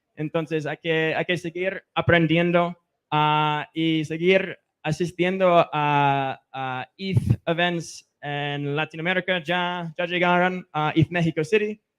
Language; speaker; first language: Spanish; non-native, fluent; English